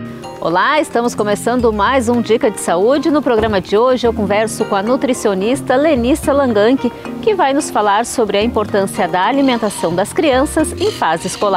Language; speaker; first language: Portuguese; native; Portuguese